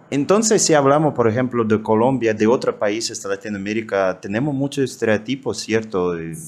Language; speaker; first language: Spanish; non-native, fluent; Russian